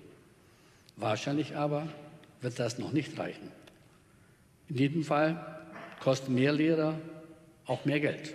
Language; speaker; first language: German; native; German